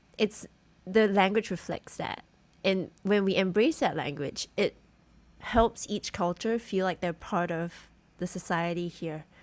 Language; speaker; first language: English; native; English